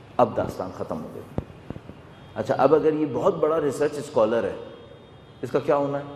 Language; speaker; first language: Urdu; native; Urdu